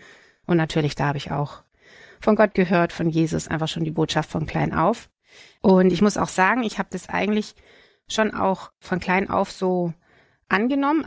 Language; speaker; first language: German; native; German